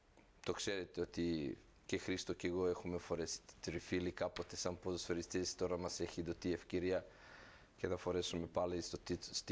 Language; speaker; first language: Greek; non-native, fluent; Serbian